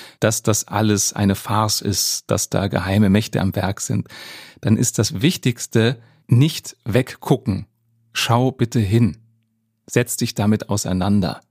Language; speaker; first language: German; native; German